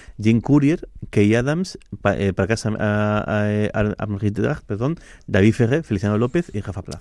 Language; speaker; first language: Spanish; native; Spanish